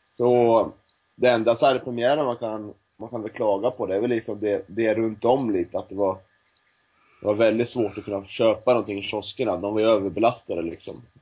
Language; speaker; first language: Swedish; native; Swedish